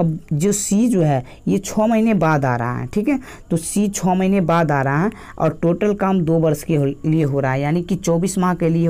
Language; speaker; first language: Hindi; native; Hindi